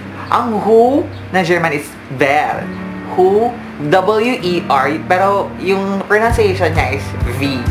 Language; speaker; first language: English; non-native, local second language; Filipino